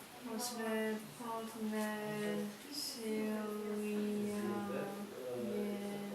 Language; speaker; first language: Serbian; non-native, learner; Chinese